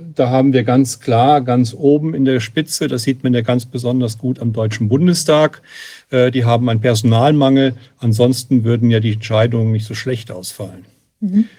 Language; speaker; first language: German; native; German